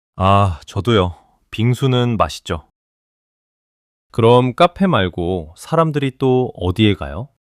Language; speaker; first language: Korean; early bilingual, heritage; English